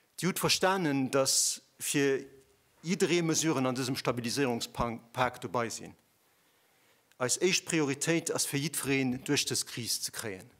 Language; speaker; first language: German; non-native, local second language; Luxembourgish